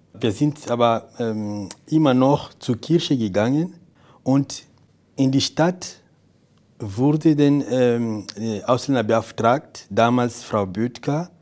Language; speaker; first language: German; non-native, fluent; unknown